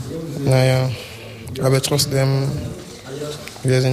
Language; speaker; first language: German; non-native, learner; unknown